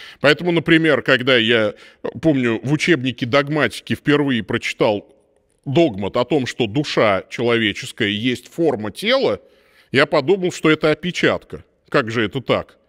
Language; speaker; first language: Russian; native; Russian